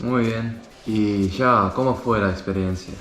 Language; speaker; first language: Spanish; non-native, learner; Estonian